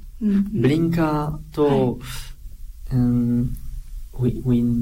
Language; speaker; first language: Japanese; non-native, learner; French